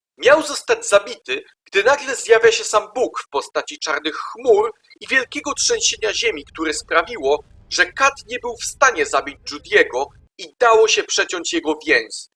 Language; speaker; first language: Polish; native; Polish